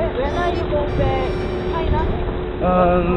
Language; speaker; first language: English; non-native, learner; Korean